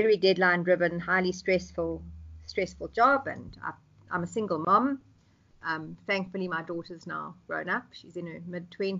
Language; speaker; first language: English; native; English